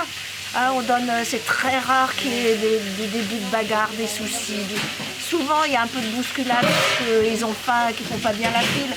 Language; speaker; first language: French; native; French